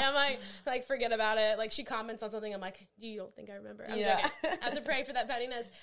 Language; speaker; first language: English; native; English